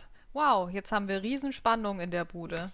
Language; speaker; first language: German; native; German